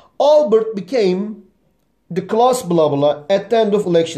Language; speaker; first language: English; non-native, fluent; Turkish